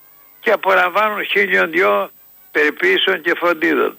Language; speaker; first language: Greek; native; Greek